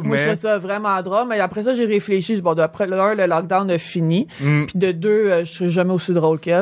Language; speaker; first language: French; native; French